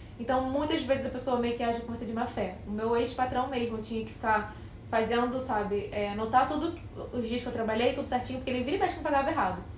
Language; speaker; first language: Portuguese; native; Portuguese